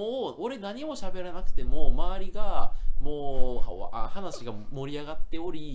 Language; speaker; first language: Japanese; native; Japanese